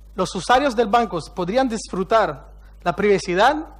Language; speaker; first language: Spanish; non-native, fluent; Hebrew